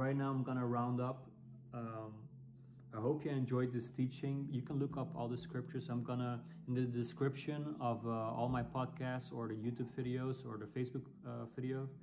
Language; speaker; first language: English; non-native, fluent; Dutch